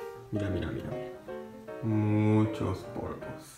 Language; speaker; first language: Spanish; non-native, learner; Japanese